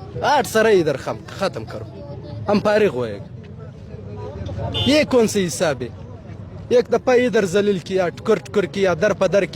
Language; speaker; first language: Hindi; non-native, local second language; Pashto